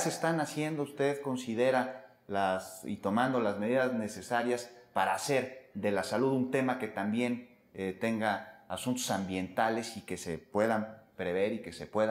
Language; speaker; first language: Spanish; native; Spanish